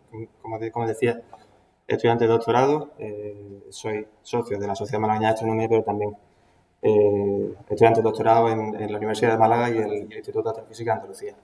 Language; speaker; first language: Spanish; native; Spanish